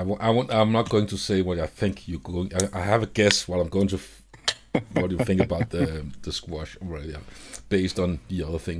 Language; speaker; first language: English; non-native, fluent; Danish